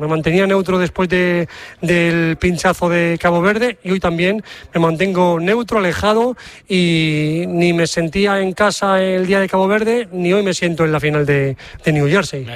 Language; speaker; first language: Spanish; native; Spanish